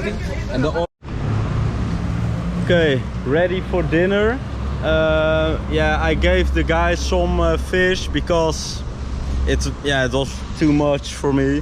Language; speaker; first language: English; non-native, fluent; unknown